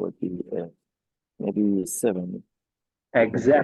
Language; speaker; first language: English; non-native, fluent; Arabic